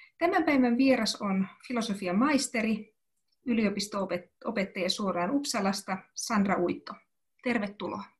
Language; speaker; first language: Finnish; native; Finnish